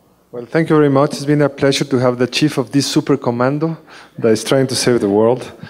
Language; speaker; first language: English; non-native, fluent; Spanish